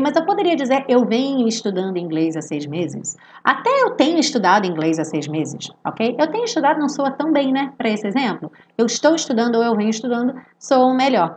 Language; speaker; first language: Portuguese; native; Portuguese